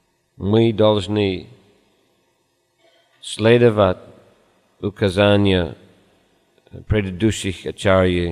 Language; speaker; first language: Russian; non-native, fluent; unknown